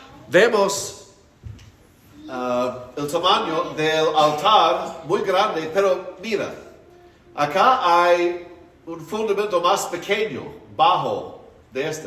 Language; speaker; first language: Spanish; non-native, fluent; English